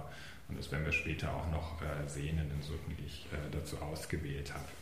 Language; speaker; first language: German; native; German